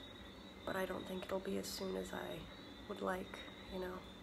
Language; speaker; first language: English; native; English